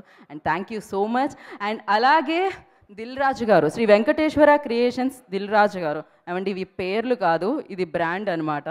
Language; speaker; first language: Telugu; native; Telugu